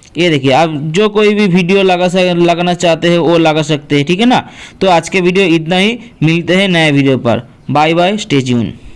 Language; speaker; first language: Hindi; non-native, local second language; Bangla